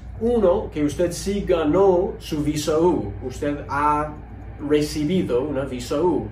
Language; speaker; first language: Spanish; non-native, fluent; English